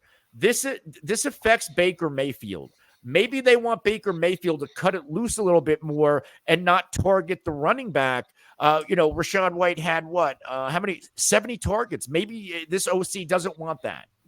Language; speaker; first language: English; native; English